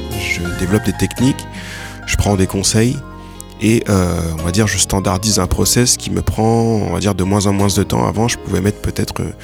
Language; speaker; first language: French; native; French